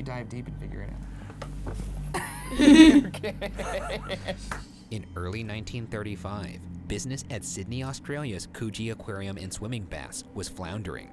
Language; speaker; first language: English; native; English